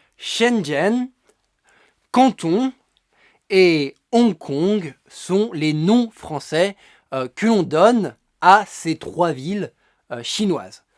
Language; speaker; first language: French; native; French